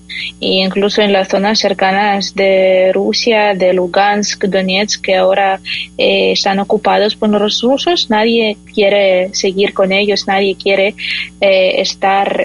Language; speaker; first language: Spanish; non-native, fluent; Ukrainian